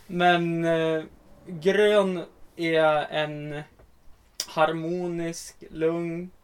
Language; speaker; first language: Swedish; native; Swedish